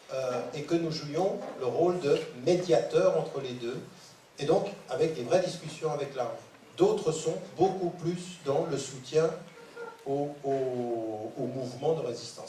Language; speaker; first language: French; native; French